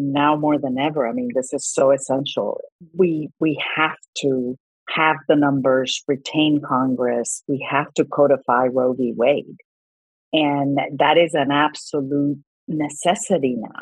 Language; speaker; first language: English; non-native, fluent; Spanish